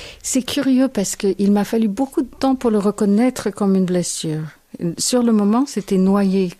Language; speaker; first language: French; non-native, fluent; English